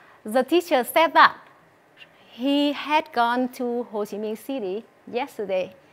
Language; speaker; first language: English; non-native, fluent; Vietnamese